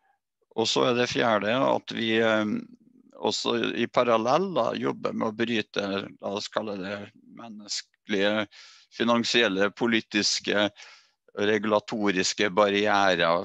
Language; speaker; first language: Norwegian; native; Norwegian